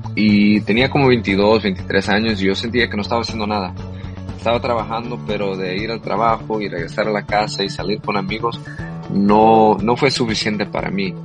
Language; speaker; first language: Spanish; early bilingual, heritage; Spanish